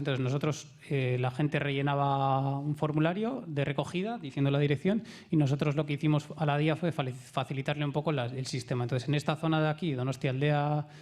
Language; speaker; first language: Spanish; native; Spanish